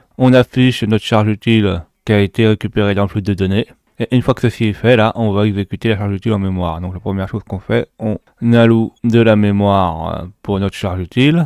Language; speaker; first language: French; native; French